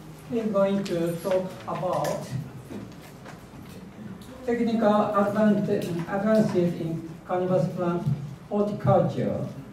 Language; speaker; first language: English; non-native, fluent; Japanese